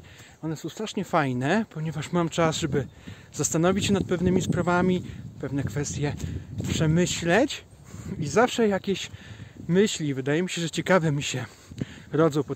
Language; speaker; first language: Polish; native; Polish